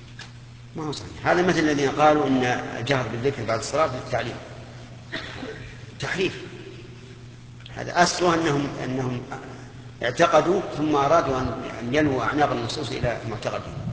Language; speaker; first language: Arabic; native; Arabic